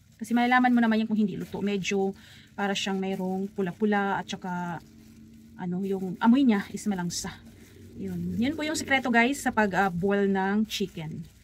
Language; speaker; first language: Filipino; non-native, local second language; Cebuano